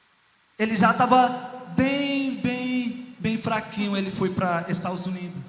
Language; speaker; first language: Portuguese; non-native, local second language; Ticuna